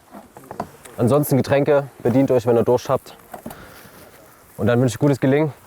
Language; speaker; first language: German; native; German